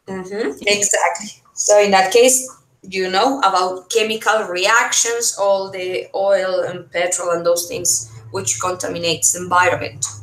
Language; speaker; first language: English; non-native, fluent; Spanish